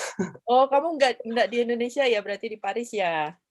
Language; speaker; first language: Indonesian; native; Indonesian